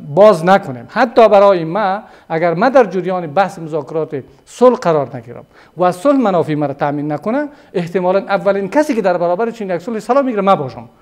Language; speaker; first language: Persian; native; Persian